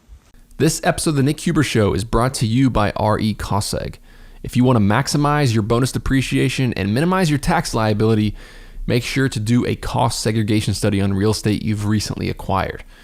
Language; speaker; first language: English; native; English